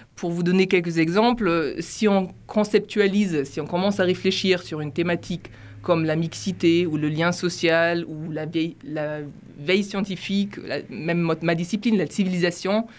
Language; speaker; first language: French; non-native, fluent; German